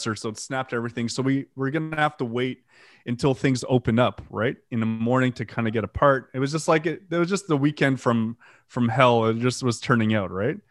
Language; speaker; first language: English; non-native, fluent; French